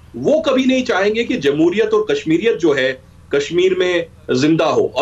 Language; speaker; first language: Hindi; native; Hindi